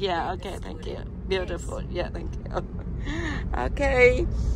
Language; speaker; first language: English; non-native, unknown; Vietnamese